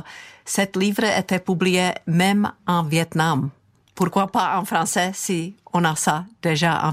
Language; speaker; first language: French; non-native, fluent; Czech